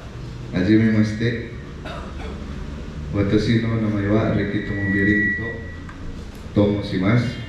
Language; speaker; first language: Japanese; non-native, learner; Indonesian